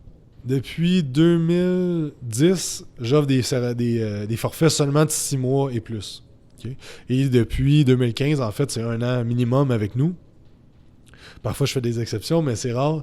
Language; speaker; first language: French; native; French